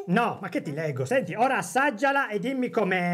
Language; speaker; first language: Italian; native; Italian